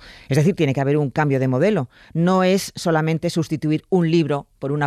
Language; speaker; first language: Spanish; native; Spanish